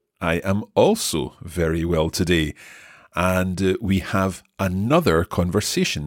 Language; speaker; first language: English; native; English